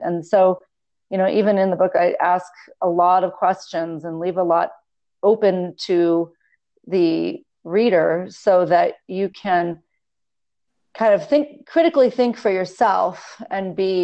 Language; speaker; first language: English; native; English